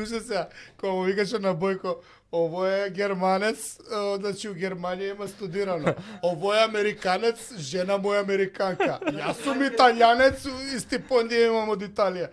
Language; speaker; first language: Macedonian; native; Macedonian